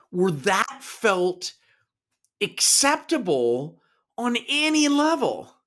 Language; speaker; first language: English; native; English